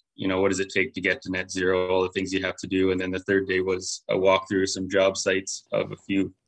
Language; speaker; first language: English; native; English